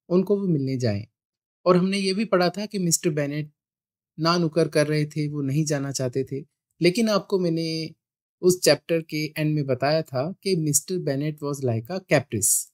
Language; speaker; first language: Hindi; non-native, local second language; Punjabi